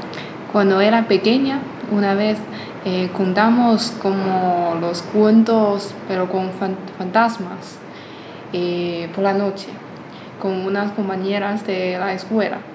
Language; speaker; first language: Spanish; non-native, fluent; Chinese